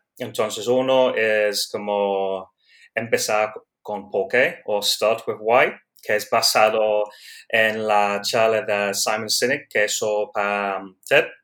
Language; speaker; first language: Spanish; non-native, learner; English